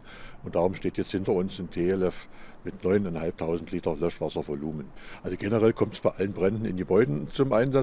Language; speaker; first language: German; native; German